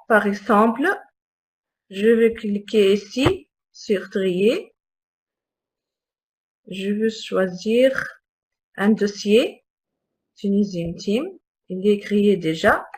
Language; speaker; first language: French; non-native, local second language; Arabic